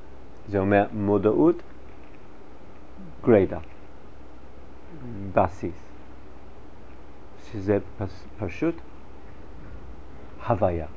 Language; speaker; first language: Hebrew; non-native, fluent; English